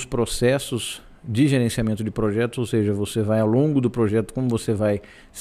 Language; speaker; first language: Portuguese; native; Portuguese